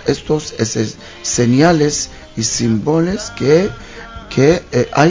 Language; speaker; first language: Spanish; non-native, learner; Hebrew